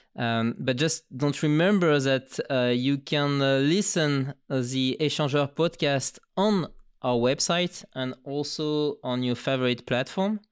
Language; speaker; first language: English; non-native, fluent; French